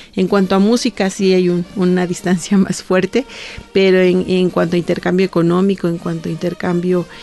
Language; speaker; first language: Spanish; native; Spanish